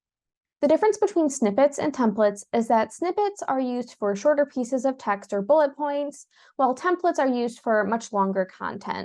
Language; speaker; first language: English; native; English